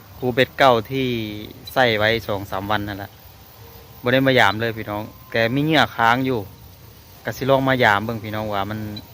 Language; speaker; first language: Thai; native; Thai